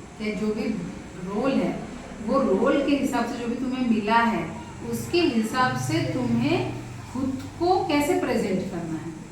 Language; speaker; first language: Hindi; non-native, local second language; Marathi